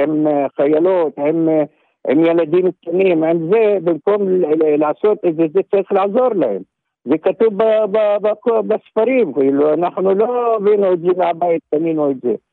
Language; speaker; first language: Hebrew; non-native, local second language; Arabic